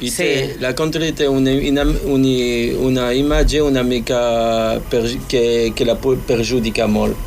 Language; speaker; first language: Catalan; non-native, fluent; English